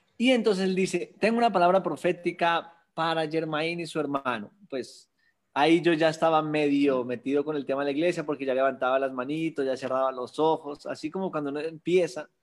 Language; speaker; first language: Spanish; native; Spanish